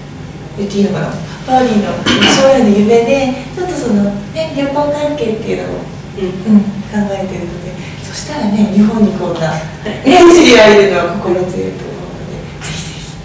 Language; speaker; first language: Japanese; native; Japanese